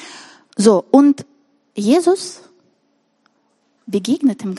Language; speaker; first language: German; non-native, fluent; Russian